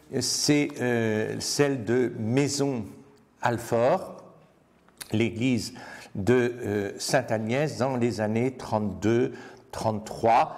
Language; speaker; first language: French; native; French